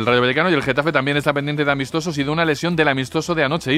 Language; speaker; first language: Spanish; native; Spanish